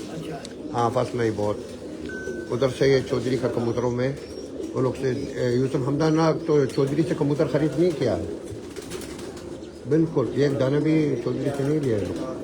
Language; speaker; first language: Hindi; non-native, learner; Arabic